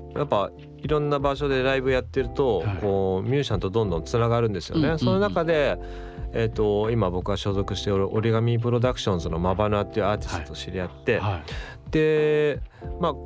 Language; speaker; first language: Japanese; native; Japanese